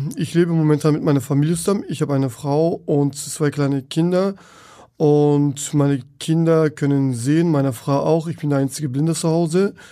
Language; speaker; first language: German; non-native, fluent; Turkish